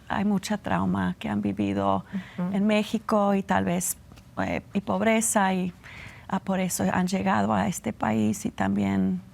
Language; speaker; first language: Spanish; non-native, fluent; English